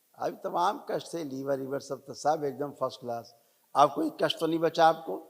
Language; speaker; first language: Hindi; native; Hindi